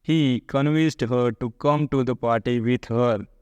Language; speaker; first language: English; non-native, local second language; Gujarati